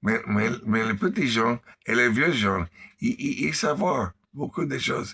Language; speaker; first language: French; non-native, learner; English